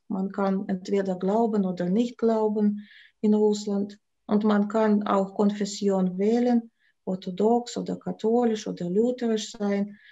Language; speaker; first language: German; non-native, fluent; Russian